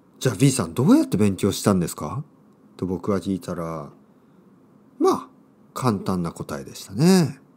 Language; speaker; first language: Japanese; native; Japanese